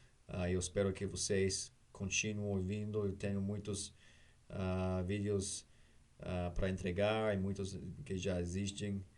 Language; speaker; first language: Portuguese; non-native, learner; English